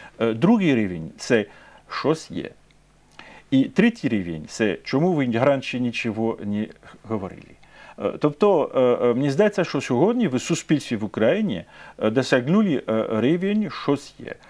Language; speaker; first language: Ukrainian; non-native, fluent; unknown